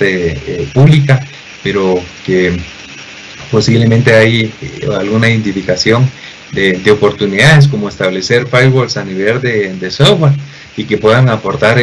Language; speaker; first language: Spanish; native; Spanish